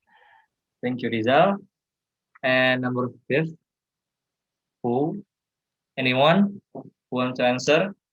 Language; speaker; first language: English; non-native, learner; Indonesian